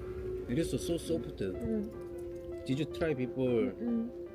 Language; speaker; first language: English; non-native, learner; Korean